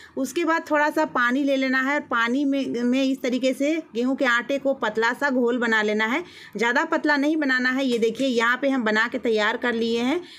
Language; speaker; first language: Hindi; native; Hindi